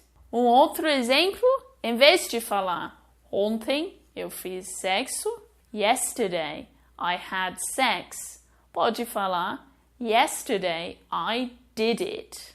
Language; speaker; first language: Portuguese; non-native, fluent; English